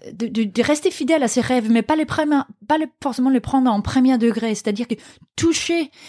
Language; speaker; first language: French; non-native, fluent; Danish